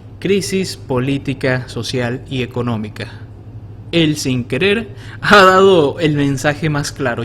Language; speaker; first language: Spanish; native; Spanish